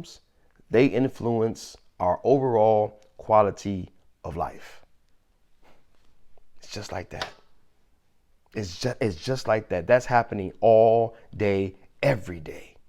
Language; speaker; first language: English; native; English